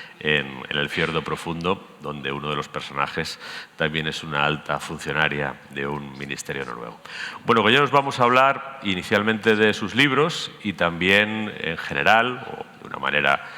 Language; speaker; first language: Spanish; native; Spanish